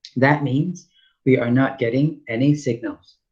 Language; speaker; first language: English; non-native, local second language; Malay